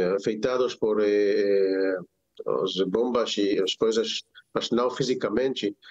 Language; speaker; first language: Portuguese; non-native, learner; Hebrew